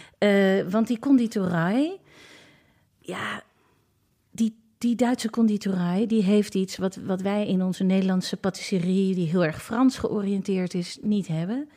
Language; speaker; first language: Dutch; native; Dutch